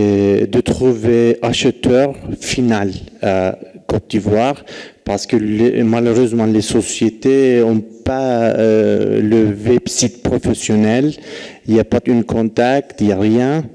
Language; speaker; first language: French; non-native, learner; Turkish